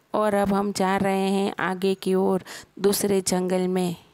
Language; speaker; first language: Hindi; non-native, local second language; Gujarati